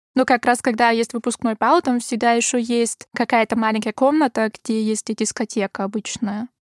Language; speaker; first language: Russian; non-native, fluent; German